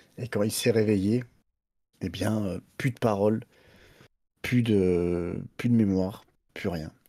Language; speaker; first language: French; native; French